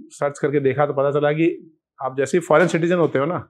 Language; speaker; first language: Hindi; native; Hindi